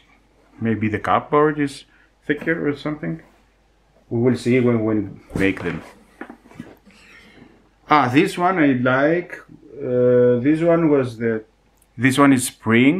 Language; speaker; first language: English; non-native, fluent; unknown